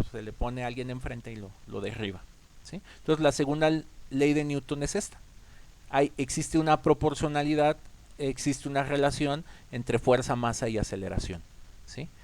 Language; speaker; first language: Spanish; native; Spanish